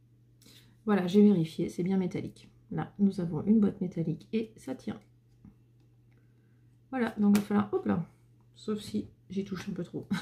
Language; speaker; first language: French; native; French